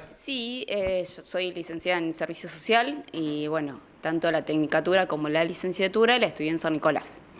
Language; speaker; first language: Spanish; native; Spanish